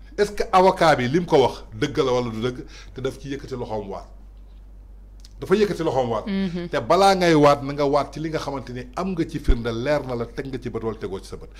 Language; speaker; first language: Wolof; native; Wolof